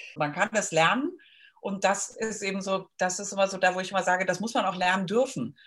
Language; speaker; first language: German; native; German